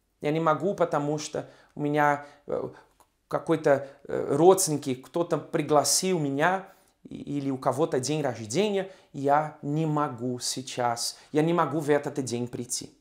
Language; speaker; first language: Russian; non-native, fluent; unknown